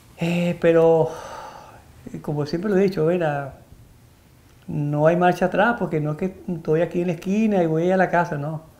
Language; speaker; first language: Spanish; native; Spanish